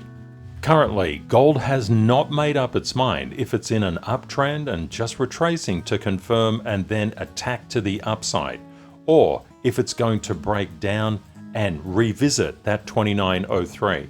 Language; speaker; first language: English; native; English